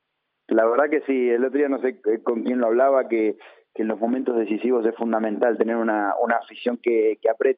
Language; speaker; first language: Spanish; native; Spanish